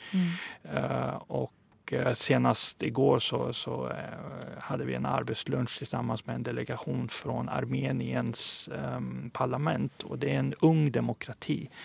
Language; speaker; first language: Swedish; early bilingual, other home language; Persian